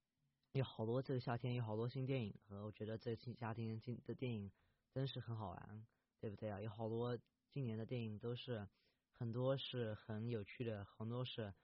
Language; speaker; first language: Chinese; early bilingual, heritage; Chinese